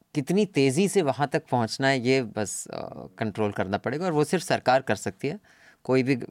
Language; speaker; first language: Hindi; native; Hindi